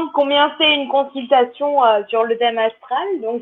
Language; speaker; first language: French; native; French